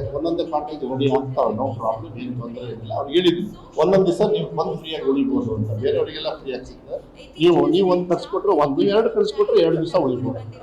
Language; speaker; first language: Kannada; native; Kannada